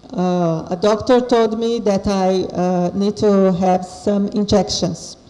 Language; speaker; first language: English; non-native, fluent; Portuguese